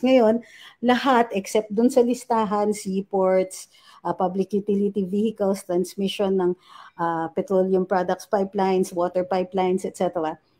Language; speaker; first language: English; non-native, local second language; Filipino